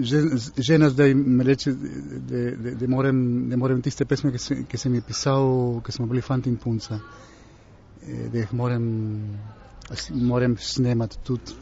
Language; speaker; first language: Slovenian; early bilingual, heritage; Slovenian